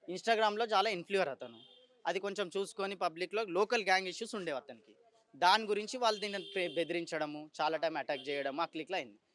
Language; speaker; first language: Telugu; native; Telugu